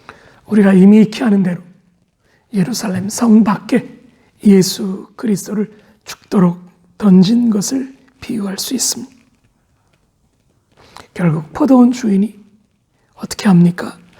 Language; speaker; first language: Korean; native; Korean